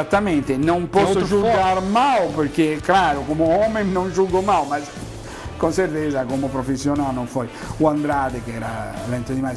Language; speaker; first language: Portuguese; non-native, fluent; Italian